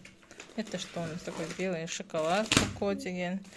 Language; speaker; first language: Russian; non-native, local second language; Kazakh